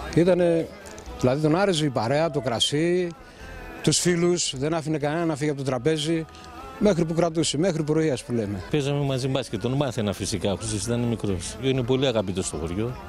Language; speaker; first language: Greek; native; Greek